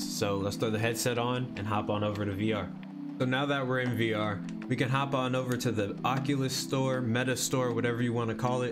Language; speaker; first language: English; native; English